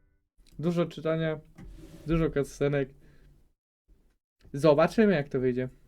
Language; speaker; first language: Polish; native; Polish